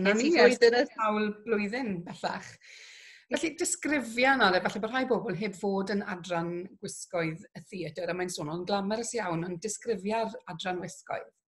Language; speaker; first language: Welsh; native; Welsh